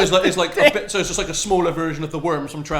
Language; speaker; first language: English; native; English